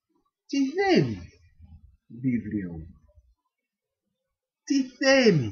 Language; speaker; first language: Greek; non-native, fluent; English